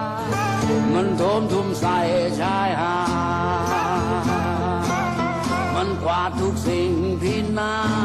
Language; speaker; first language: Thai; native; Thai